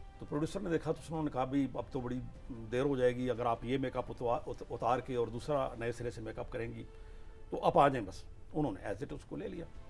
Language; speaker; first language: Urdu; non-native, local second language; Punjabi